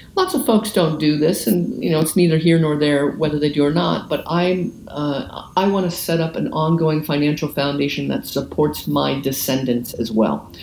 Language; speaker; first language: English; native; English